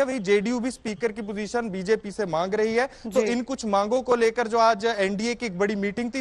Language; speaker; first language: Hindi; native; Hindi